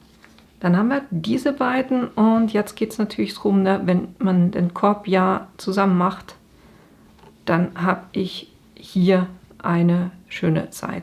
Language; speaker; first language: German; native; German